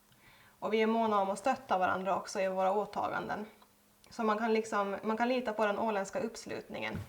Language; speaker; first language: Swedish; native; Swedish